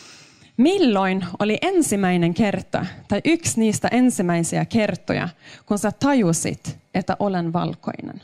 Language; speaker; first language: Finnish; non-native, local second language; Swedish